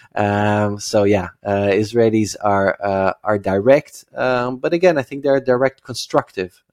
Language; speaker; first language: English; non-native, fluent; Dutch